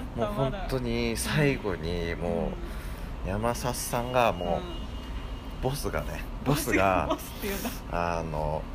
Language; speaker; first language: Japanese; early bilingual, heritage; English